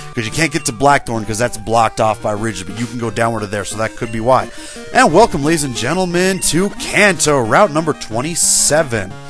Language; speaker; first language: English; native; English